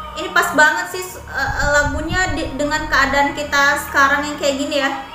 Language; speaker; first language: Indonesian; native; Indonesian